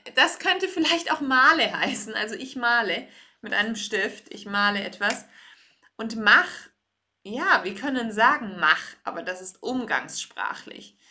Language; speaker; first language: German; native; German